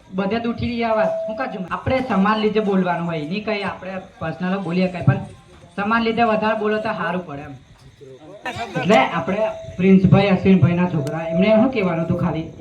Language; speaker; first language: Gujarati; non-native, local second language; Rathawi